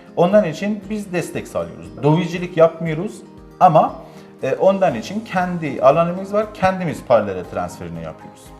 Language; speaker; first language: Turkish; non-native, learner; Persian